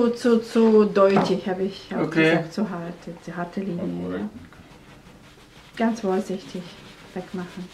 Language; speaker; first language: German; non-native, learner; Russian